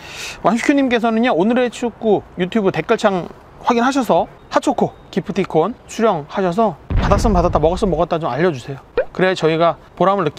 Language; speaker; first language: Korean; native; Korean